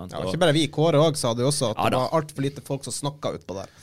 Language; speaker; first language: Norwegian; native; Norwegian